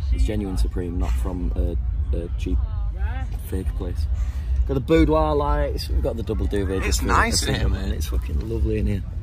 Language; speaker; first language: English; native; English